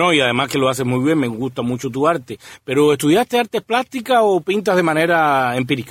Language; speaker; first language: Spanish; native; Spanish